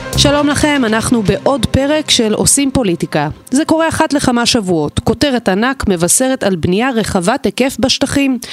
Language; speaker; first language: Hebrew; native; Hebrew